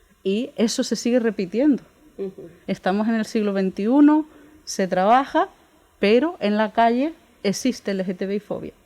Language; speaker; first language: Spanish; native; Spanish